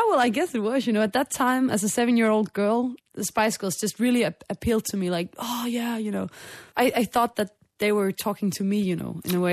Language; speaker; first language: English; non-native, fluent; Danish